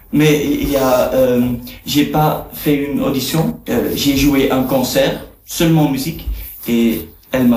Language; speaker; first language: French; non-native, learner; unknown